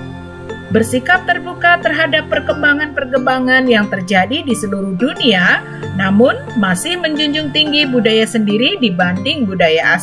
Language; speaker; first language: Indonesian; native; Indonesian